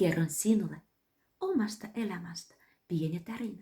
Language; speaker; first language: Finnish; non-native, learner; Russian